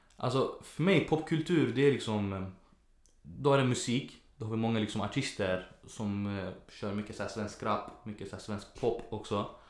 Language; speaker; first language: Swedish; early bilingual, other home language; Arabic